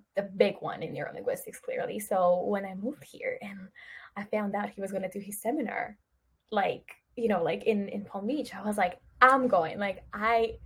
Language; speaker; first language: English; early bilingual, other home language; Spanish